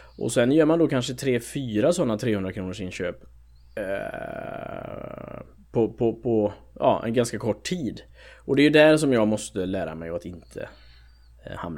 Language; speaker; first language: Swedish; native; Swedish